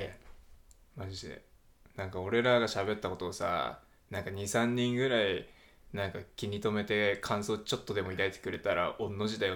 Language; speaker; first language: Japanese; native; Japanese